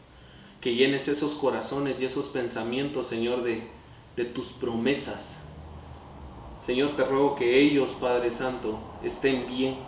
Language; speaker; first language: Spanish; native; Spanish